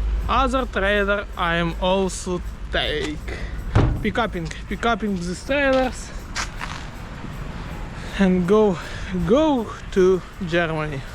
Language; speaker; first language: English; non-native, learner; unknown